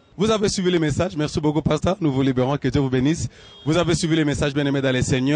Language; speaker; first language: French; non-native, local second language; Lingala